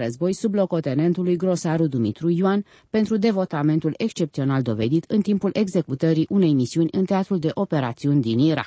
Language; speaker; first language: Romanian; native; Romanian